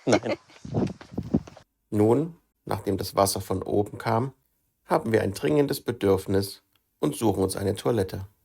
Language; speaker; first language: German; native; German